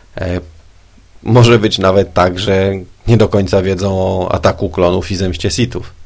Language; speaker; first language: Polish; native; Polish